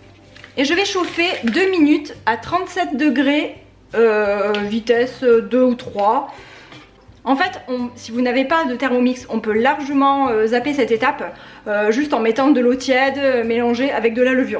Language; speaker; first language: French; native; French